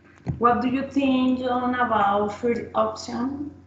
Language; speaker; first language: English; non-native, learner; Spanish